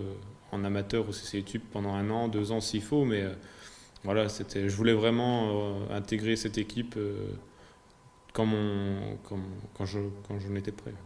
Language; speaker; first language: French; native; French